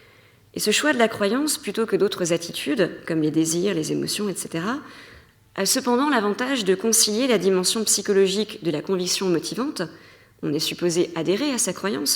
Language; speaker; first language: French; native; French